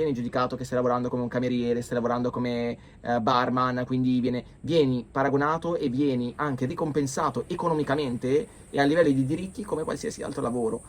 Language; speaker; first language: Italian; native; Italian